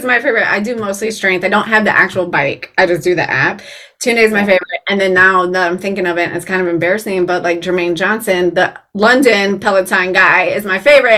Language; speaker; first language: English; native; English